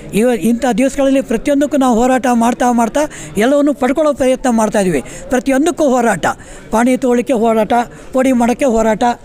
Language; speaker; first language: Kannada; native; Kannada